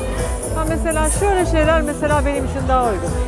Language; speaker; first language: Turkish; native; Turkish